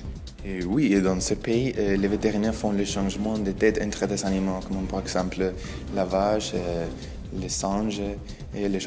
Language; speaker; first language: French; non-native, learner; Spanish